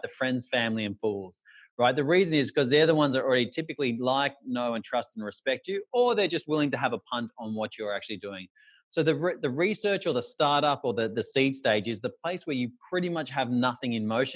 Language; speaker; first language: English; native; English